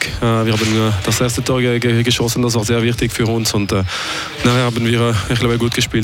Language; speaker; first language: German; non-native, local second language; French